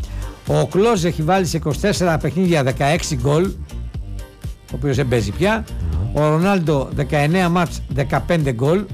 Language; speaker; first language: Greek; native; Greek